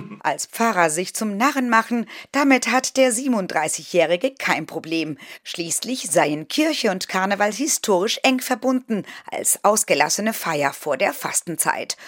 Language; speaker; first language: German; native; German